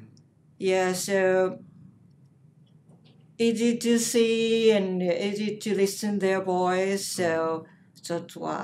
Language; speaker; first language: English; non-native, learner; Japanese